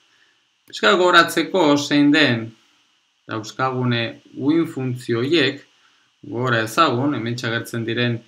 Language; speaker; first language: Basque; non-native, local second language; Spanish